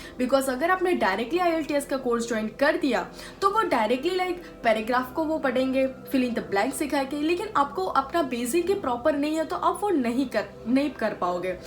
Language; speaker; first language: Hindi; non-native, local second language; Gujarati